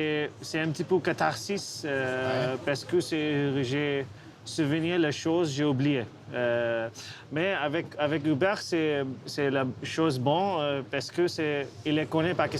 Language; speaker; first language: French; non-native, learner; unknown